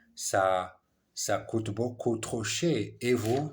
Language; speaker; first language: French; non-native, learner; English